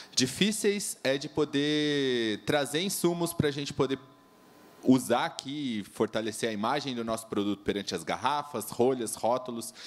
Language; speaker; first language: Portuguese; native; Portuguese